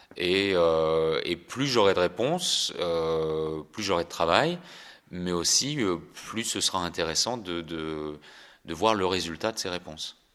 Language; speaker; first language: French; native; French